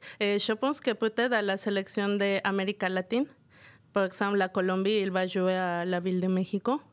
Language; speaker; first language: French; non-native, fluent; Spanish